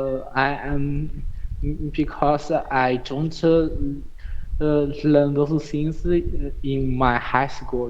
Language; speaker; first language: English; non-native, learner; Chinese